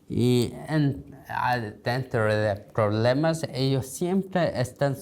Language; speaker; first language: Spanish; non-native, learner; Korean